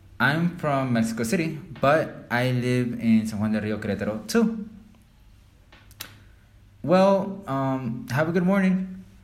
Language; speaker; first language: English; non-native, fluent; Spanish